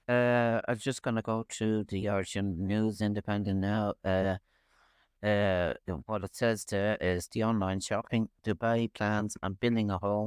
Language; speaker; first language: English; native; English